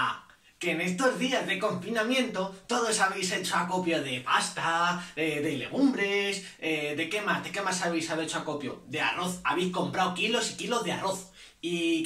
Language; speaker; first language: Spanish; native; Spanish